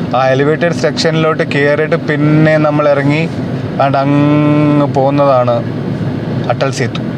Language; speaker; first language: Malayalam; early bilingual, heritage; Malayalam